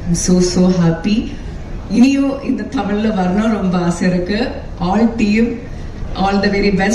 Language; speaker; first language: Tamil; non-native, learner; Malayalam